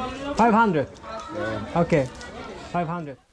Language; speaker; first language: English; non-native, learner; Japanese